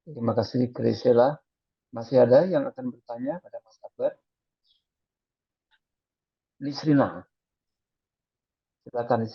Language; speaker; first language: Indonesian; native; Indonesian